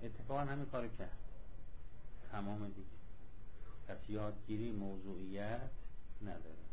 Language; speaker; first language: Persian; native; Persian